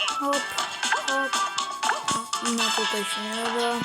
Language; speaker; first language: Polish; native; Polish